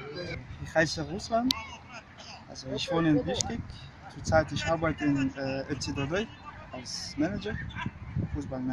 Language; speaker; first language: German; non-native, learner; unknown